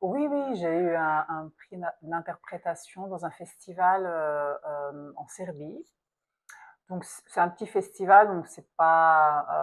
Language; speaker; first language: French; non-native, fluent; Serbian